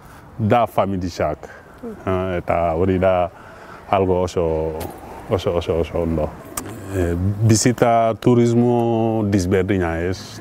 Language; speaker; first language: Basque; non-native, learner; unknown